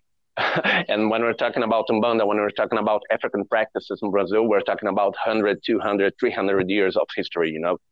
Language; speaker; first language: English; non-native, fluent; Portuguese